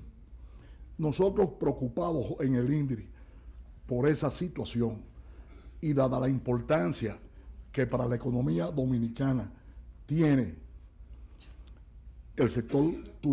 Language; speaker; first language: Spanish; native; Spanish